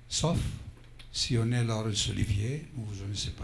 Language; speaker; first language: French; non-native, fluent; Greek